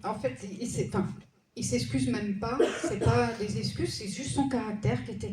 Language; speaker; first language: French; native; French